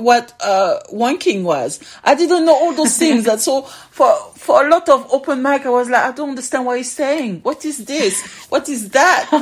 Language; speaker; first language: English; non-native, fluent; French